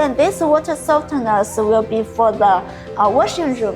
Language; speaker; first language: English; non-native, learner; Chinese